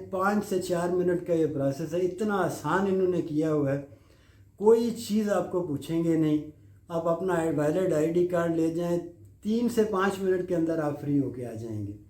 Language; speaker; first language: Urdu; non-native, local second language; Punjabi